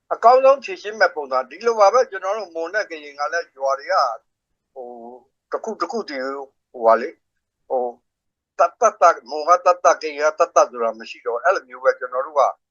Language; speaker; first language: Burmese; non-native, local second language; S'gaw Karen